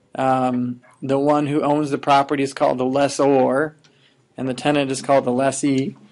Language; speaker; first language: English; native; English